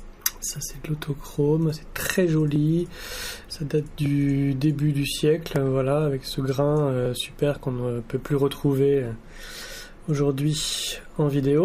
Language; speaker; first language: French; native; French